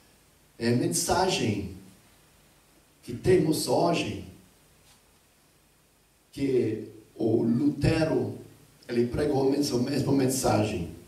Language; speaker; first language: Portuguese; non-native, fluent; English